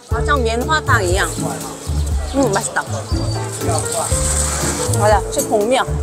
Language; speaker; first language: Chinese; non-native, fluent; Korean